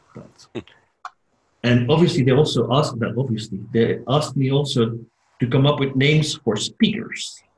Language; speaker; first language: English; non-native, fluent; Dutch